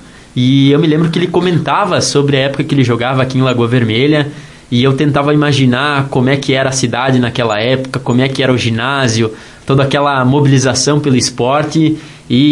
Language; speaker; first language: Portuguese; native; Portuguese